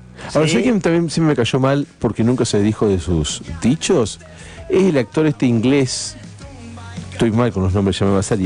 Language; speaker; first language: Spanish; native; Spanish